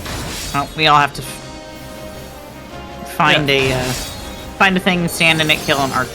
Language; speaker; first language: English; native; English